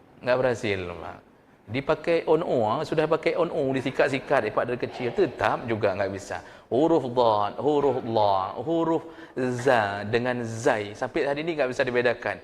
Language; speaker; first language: Malay; non-native, local second language; Achinese